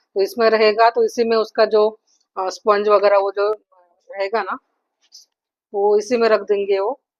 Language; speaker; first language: Hindi; non-native, local second language; Marathi